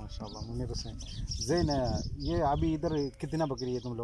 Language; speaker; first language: Hindi; non-native, local second language; Malayalam